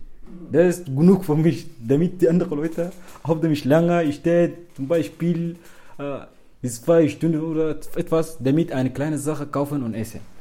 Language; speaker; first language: German; non-native, learner; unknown